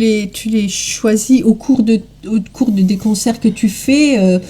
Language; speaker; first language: French; native; French